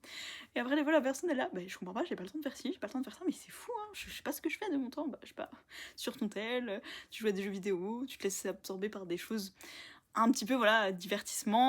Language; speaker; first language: French; native; French